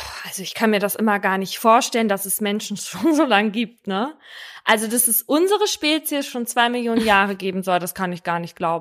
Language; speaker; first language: German; native; German